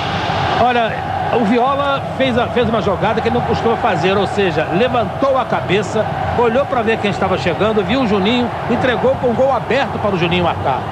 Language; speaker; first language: Portuguese; native; Portuguese